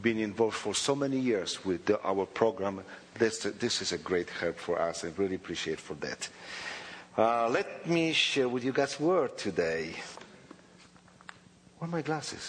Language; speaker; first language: English; non-native, fluent; Polish